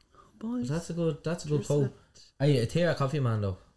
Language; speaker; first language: English; native; English